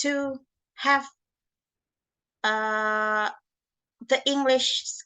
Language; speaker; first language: English; non-native, learner; Indonesian